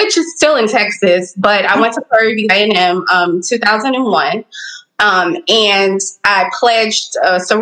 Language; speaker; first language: English; native; English